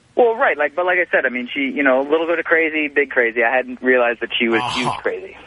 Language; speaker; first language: English; native; English